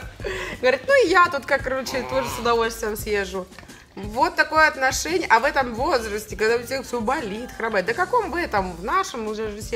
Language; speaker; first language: Russian; native; Russian